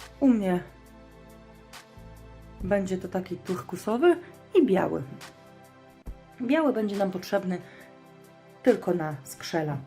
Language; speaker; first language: Polish; native; Polish